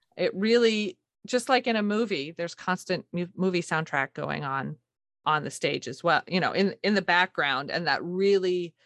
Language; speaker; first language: English; native; English